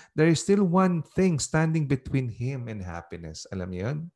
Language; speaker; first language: Filipino; non-native, local second language; Pampanga